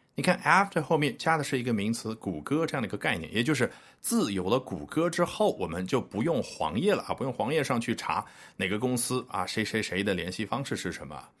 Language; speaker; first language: Chinese; native; Chinese